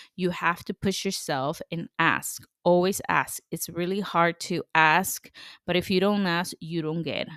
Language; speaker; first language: English; non-native, fluent; Spanish